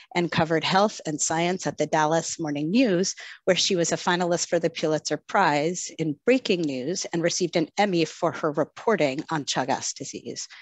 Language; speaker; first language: English; native; English